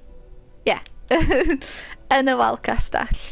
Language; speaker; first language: Welsh; native; Welsh